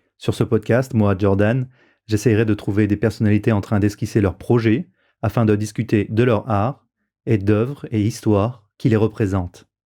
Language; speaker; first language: French; native; French